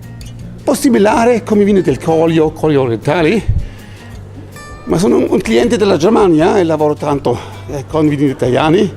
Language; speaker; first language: Italian; non-native, learner; German